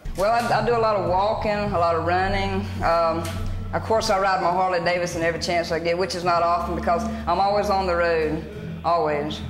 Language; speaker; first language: English; native; English